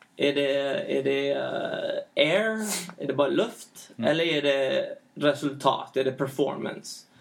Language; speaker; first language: Swedish; early bilingual, heritage; Swedish